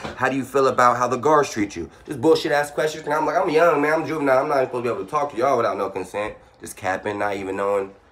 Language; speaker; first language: English; native; English